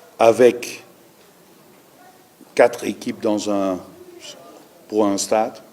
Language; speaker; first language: French; non-native, learner; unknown